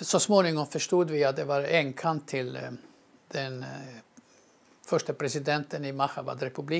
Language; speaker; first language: Swedish; non-native, fluent; Croatian